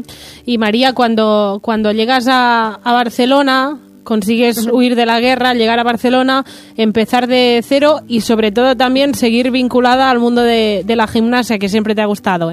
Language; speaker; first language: Spanish; non-native, local second language; Catalan